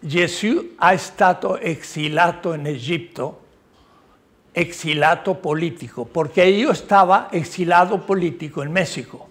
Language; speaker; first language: Italian; non-native, learner; Spanish